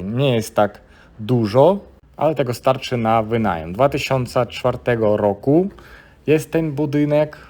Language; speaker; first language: Polish; non-native, fluent; Ukrainian